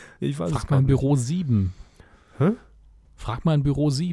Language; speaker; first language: German; native; German